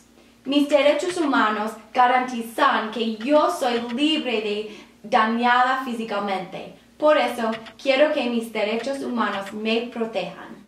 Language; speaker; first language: Spanish; non-native, learner; English